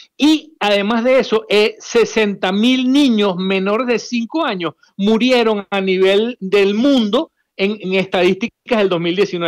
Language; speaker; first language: Spanish; native; Spanish